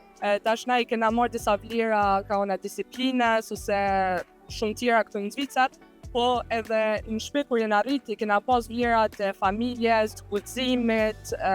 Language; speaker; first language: Albanian; early bilingual, heritage; Albanian